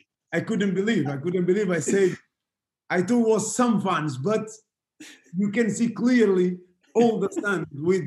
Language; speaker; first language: English; non-native, fluent; Portuguese